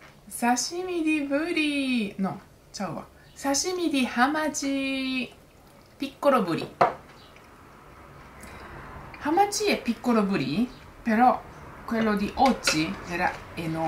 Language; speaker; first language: Italian; non-native, learner; Japanese